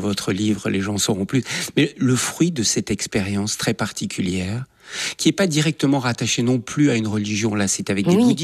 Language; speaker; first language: French; native; French